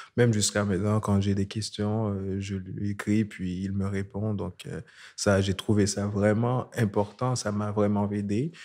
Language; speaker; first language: French; non-native, local second language; Haitian Creole